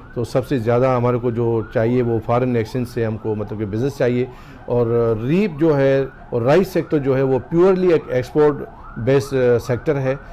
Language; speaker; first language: Urdu; native; Urdu